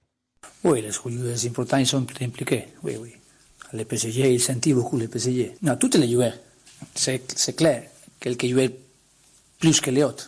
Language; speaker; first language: French; non-native, learner; Spanish